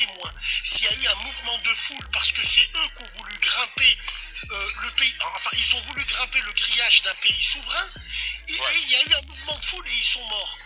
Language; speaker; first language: French; early bilingual, other home language; Arabic